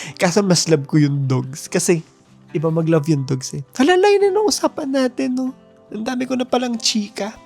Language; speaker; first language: Filipino; native; Filipino